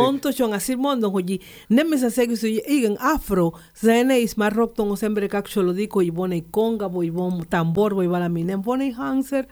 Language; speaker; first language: Hungarian; non-native, learner; Spanish